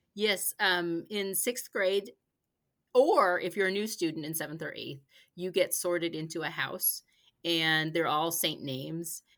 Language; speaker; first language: English; native; English